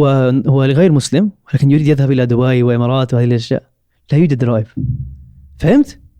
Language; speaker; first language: Arabic; non-native, fluent; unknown